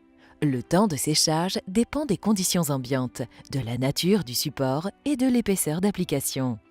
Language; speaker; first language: French; native; French